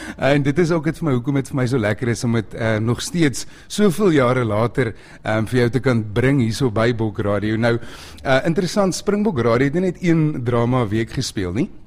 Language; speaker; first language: Afrikaans; native; Afrikaans